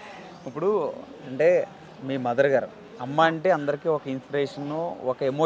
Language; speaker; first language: Telugu; native; Telugu